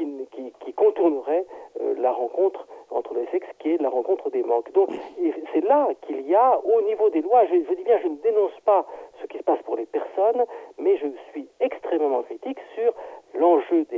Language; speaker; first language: French; native; French